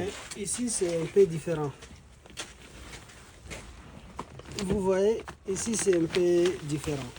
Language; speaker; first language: French; non-native, learner; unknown